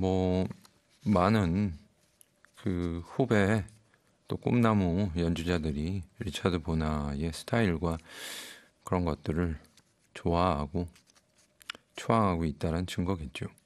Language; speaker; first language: Korean; native; Korean